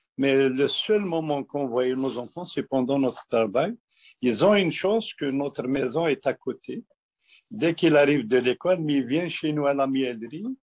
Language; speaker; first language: French; non-native, local second language; Kabyle